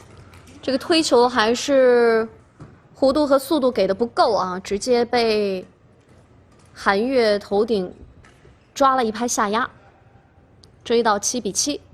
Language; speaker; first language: Chinese; native; Chinese